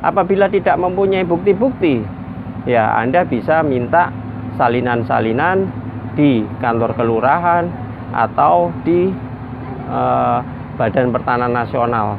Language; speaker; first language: Indonesian; native; Indonesian